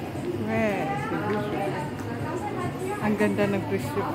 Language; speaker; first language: French; non-native, learner; Filipino